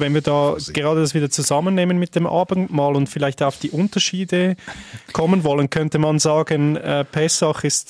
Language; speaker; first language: German; native; German